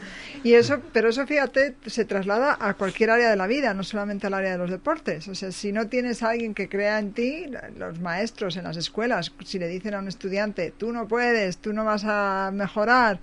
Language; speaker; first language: Spanish; native; Spanish